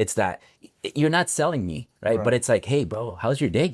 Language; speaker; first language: English; native; English